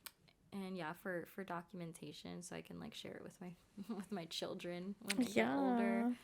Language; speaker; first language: English; native; English